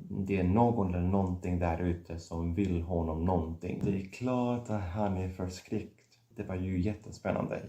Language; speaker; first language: Swedish; non-native, fluent; Catalan